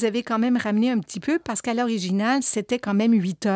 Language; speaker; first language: French; native; French